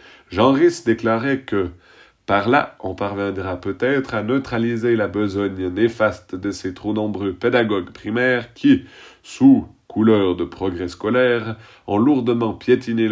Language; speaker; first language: French; native; French